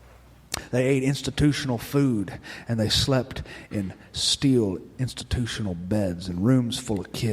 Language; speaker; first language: English; native; English